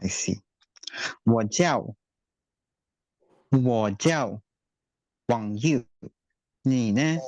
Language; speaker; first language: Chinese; non-native, learner; Filipino